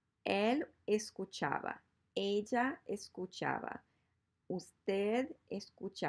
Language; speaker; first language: Spanish; non-native, fluent; English